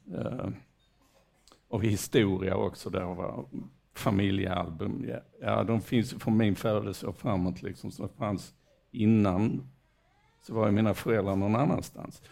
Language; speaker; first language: Swedish; native; Swedish